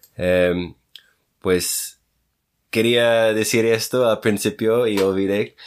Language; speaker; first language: Spanish; non-native, fluent; English